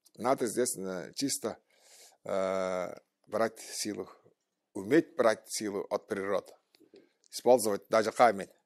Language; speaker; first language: Russian; non-native, local second language; Tuvinian